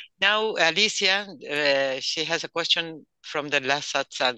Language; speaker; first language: English; non-native, learner; Spanish